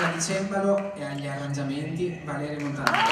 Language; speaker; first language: Italian; native; Italian